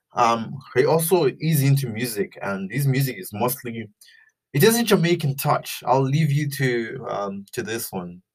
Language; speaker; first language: English; non-native, local second language; Shona